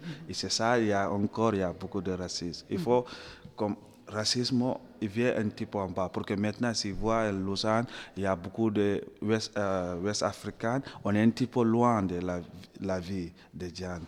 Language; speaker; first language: French; non-native, learner; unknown